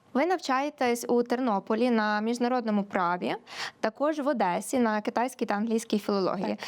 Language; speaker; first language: Ukrainian; native; Ukrainian